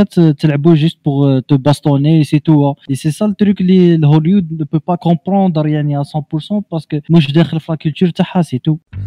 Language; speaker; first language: French; non-native, local second language; Arabic